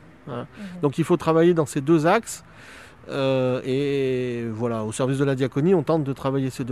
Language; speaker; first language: French; native; French